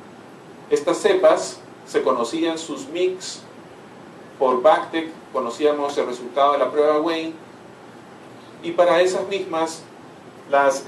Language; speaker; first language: Spanish; native; Spanish